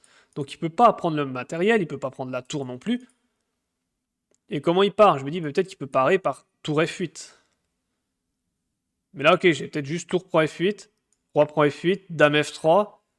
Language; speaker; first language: French; native; French